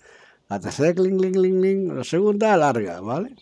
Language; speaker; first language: Spanish; native; Spanish